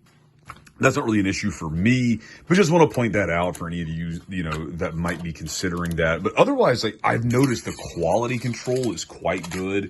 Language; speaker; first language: English; native; English